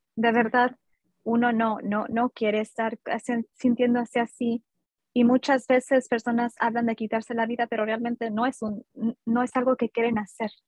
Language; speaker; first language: Spanish; early bilingual, heritage; Spanish